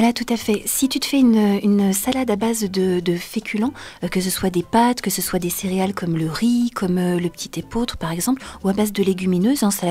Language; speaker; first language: French; native; French